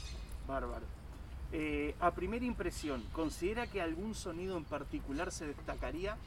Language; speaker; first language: Spanish; native; Spanish